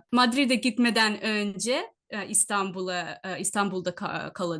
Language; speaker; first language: Turkish; non-native, fluent; Telugu